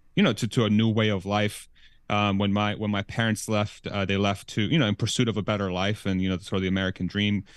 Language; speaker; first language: English; early bilingual, other home language; Persian